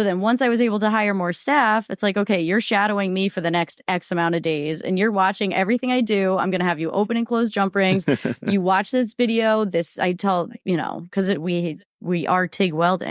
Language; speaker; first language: English; native; English